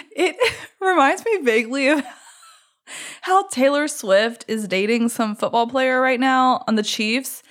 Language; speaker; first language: English; native; English